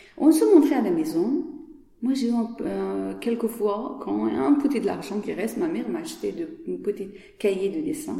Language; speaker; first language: French; non-native, learner; Persian